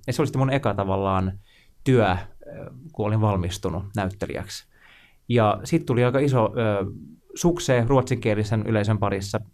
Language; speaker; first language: Finnish; non-native, local second language; Swedish